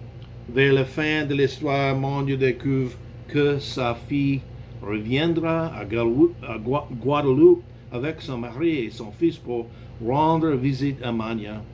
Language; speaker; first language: French; non-native, learner; English